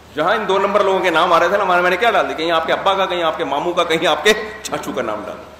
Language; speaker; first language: Urdu; native; Urdu